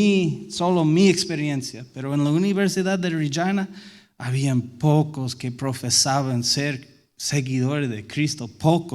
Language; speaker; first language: Spanish; non-native, fluent; English